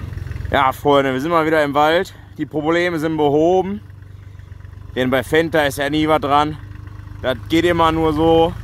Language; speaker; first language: German; native; German